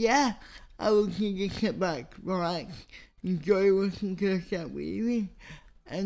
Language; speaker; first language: English; native; English